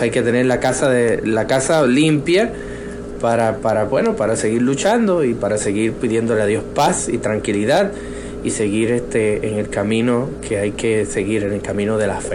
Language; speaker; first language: Spanish; native; Spanish